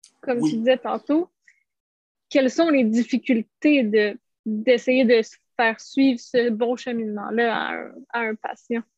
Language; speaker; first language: French; native; French